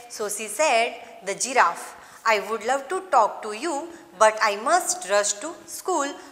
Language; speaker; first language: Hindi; non-native, local second language; Gujarati